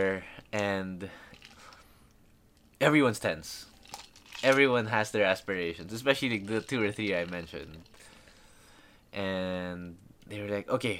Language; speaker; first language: English; non-native, local second language; Filipino